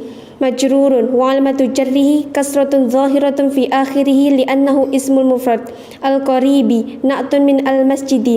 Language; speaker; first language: Arabic; non-native, learner; Indonesian